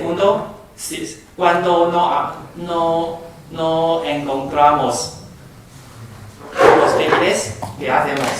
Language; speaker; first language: Spanish; non-native, fluent; Chinese